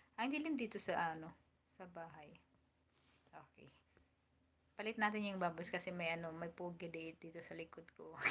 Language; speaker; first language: Filipino; non-native, local second language; Waray